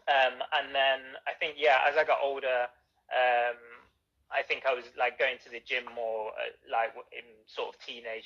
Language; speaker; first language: English; native; English